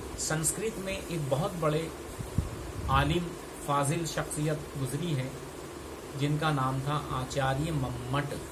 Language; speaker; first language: Urdu; native; Urdu